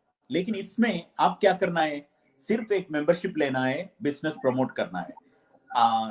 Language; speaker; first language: Hindi; non-native, fluent; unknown